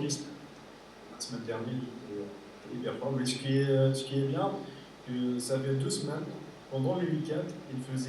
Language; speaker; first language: French; non-native, fluent; Arabic